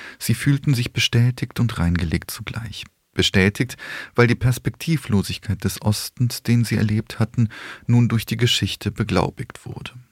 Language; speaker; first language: German; early bilingual, other home language; Polish